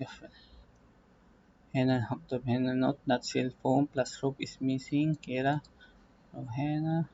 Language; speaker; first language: Arabic; non-native, learner; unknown